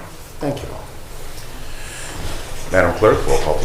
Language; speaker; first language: English; native; English